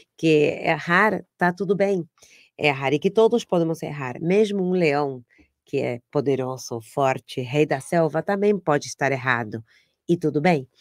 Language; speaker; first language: Portuguese; non-native, fluent; Spanish